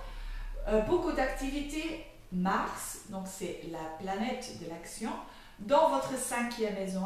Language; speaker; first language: French; non-native, fluent; Dutch